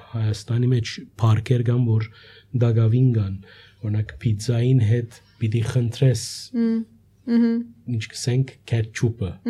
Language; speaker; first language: Armenian; early bilingual, heritage; Armenian